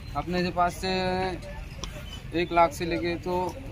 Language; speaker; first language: Hindi; non-native, local second language; Marathi